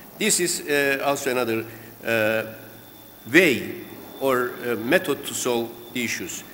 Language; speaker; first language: English; non-native, fluent; Turkish